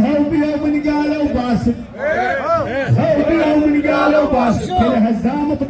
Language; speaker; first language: Arabic; native; Arabic